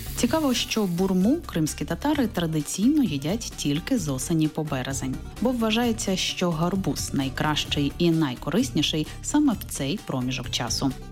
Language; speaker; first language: Ukrainian; native; Ukrainian